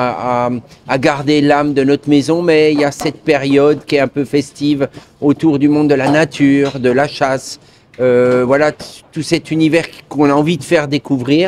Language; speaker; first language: French; native; French